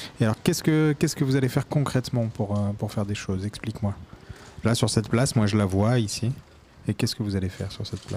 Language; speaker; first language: French; native; French